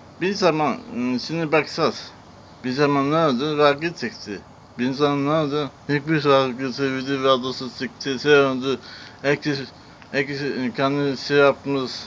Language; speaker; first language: Turkish; non-native, learner; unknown